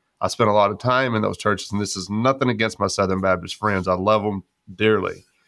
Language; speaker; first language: English; native; English